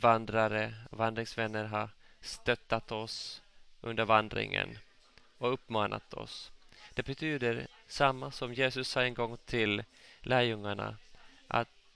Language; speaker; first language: Swedish; non-native, local second language; Finnish